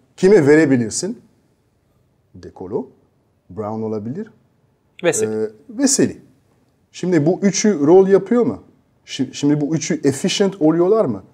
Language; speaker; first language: Turkish; non-native, fluent; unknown